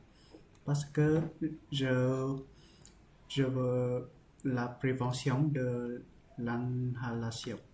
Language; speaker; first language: French; non-native, learner; Vietnamese